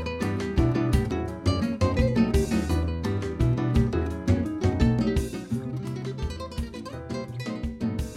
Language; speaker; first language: English; non-native, local second language; Shona